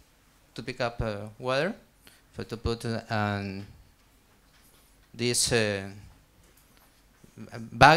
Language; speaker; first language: English; non-native, learner; Spanish